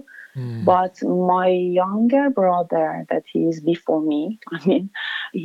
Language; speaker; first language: English; non-native, fluent; Persian